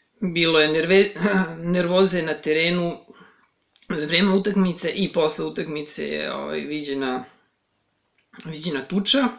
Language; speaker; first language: Serbian; native; Serbian